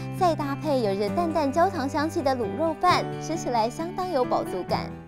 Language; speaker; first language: Chinese; native; Chinese